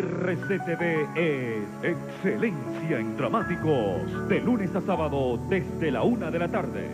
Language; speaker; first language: Spanish; native; Spanish